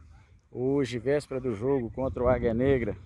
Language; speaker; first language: Portuguese; native; Portuguese